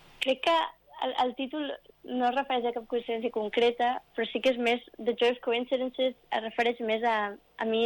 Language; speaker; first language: Catalan; non-native, local second language; English